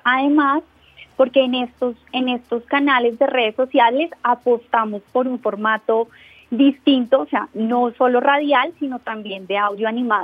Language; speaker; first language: Spanish; native; Spanish